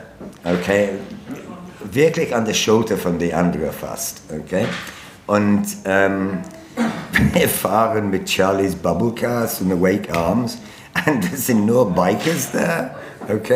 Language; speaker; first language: German; non-native, learner; English